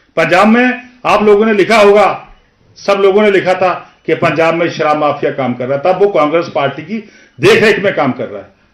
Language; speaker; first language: Hindi; non-native, local second language; Punjabi